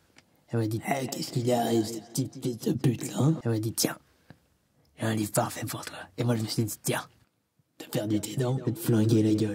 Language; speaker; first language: French; native; French